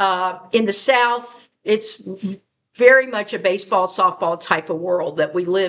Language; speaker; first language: English; native; English